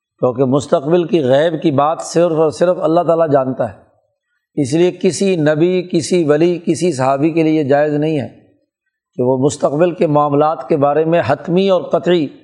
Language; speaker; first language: Urdu; non-native, local second language; Punjabi